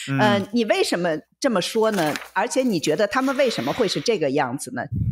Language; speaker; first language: Chinese; native; Chinese